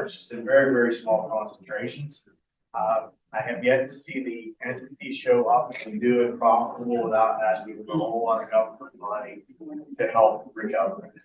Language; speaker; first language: English; native; English